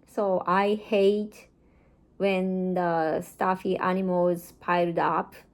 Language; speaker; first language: English; non-native, learner; Japanese